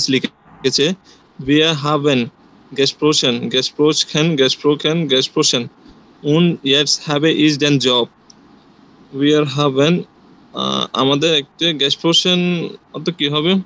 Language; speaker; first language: German; non-native, learner; Bangla